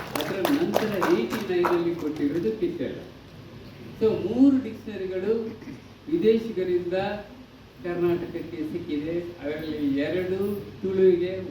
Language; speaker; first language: Kannada; non-native, local second language; Tulu